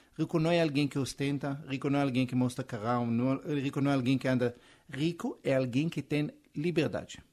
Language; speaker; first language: Portuguese; non-native, fluent; Hebrew